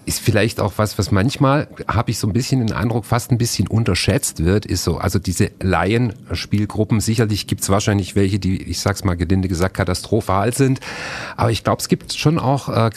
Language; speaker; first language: German; native; German